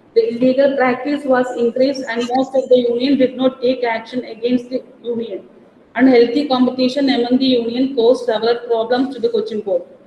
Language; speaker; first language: English; non-native, local second language; Malayalam